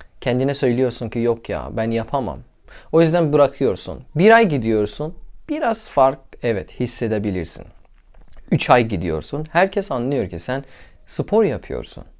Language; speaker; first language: Turkish; non-native, learner; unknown